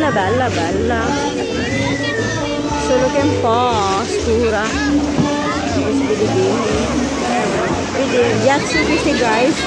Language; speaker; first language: Italian; non-native, learner; Filipino